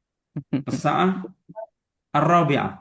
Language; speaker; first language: Arabic; non-native, fluent; Indonesian